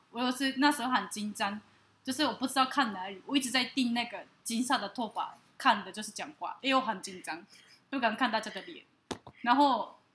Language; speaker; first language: Chinese; non-native, fluent; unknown